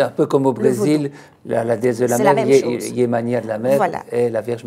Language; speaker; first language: French; native; French